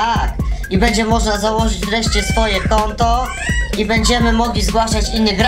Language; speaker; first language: Polish; native; Polish